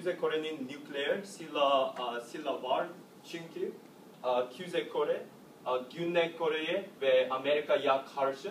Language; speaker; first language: Turkish; non-native, learner; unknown